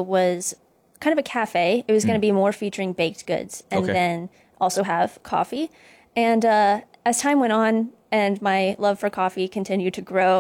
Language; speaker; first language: English; native; English